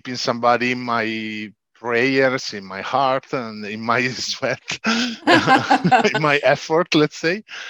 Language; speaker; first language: English; non-native, fluent; Italian